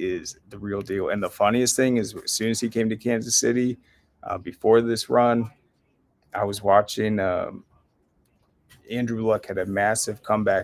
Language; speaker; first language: English; native; English